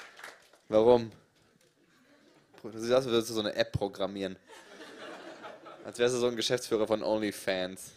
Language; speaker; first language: German; native; German